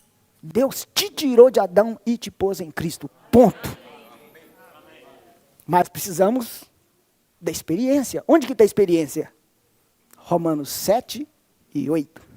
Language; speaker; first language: Portuguese; native; Portuguese